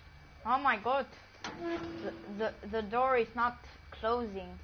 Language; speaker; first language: English; non-native, learner; Greek